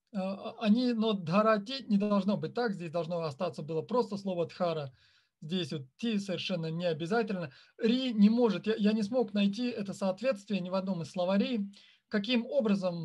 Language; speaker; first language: Russian; native; Russian